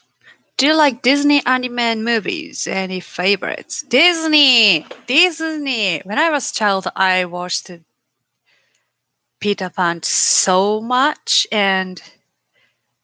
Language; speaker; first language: English; non-native, learner; Japanese